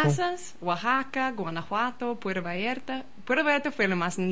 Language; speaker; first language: Spanish; non-native, learner; English